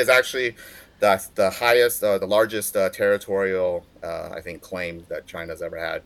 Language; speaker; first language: English; early bilingual, other home language; Chinese